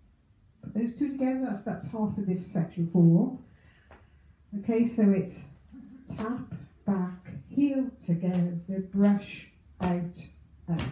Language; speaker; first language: English; native; English